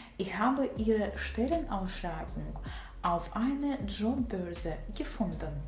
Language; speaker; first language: German; non-native, fluent; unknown